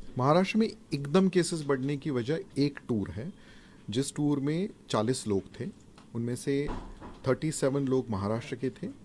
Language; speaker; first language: Hindi; non-native, local second language; Marathi